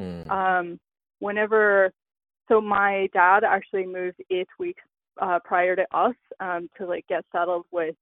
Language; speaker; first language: English; native; English